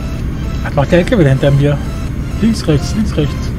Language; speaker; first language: German; native; German